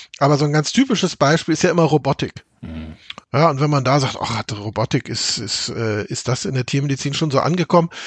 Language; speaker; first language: German; native; German